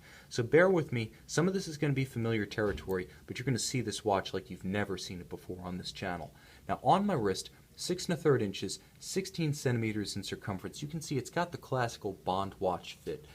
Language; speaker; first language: English; native; English